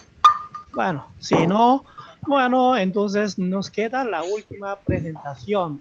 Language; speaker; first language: Spanish; non-native, fluent; Korean